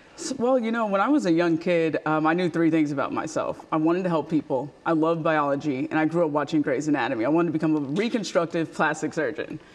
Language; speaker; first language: English; native; English